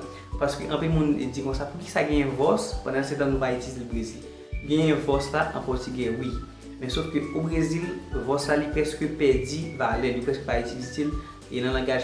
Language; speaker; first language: French; non-native, learner; Haitian Creole